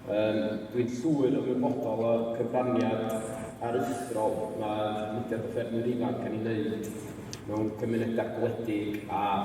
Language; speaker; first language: Welsh; native; Welsh